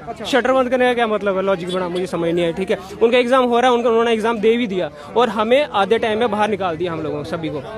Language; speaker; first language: Hindi; native; Hindi